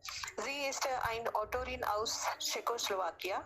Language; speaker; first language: German; non-native, learner; Hindi